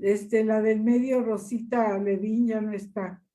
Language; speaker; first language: Spanish; early bilingual, other home language; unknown